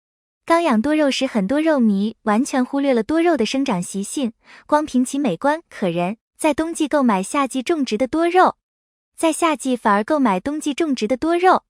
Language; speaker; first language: Chinese; native; Chinese